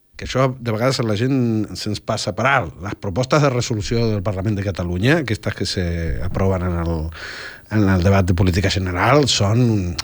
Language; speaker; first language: Catalan; native; Catalan